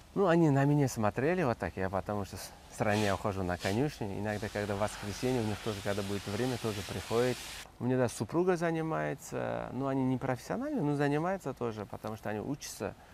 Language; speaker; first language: Russian; non-native, local second language; Uzbek